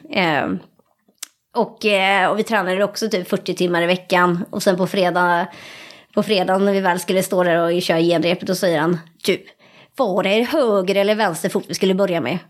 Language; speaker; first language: Swedish; native; Swedish